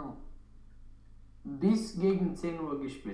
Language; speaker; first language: German; non-native, learner; Romanian